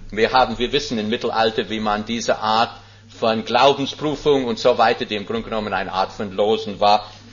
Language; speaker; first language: German; non-native, fluent; English